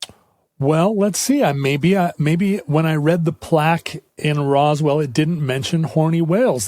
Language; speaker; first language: English; native; English